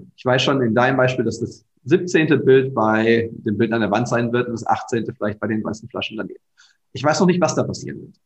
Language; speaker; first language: German; native; German